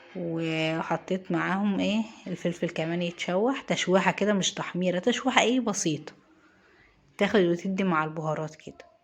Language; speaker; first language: Egyptian Arabic; native; Egyptian Arabic